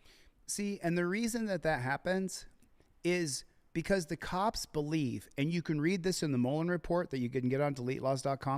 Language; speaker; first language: English; native; English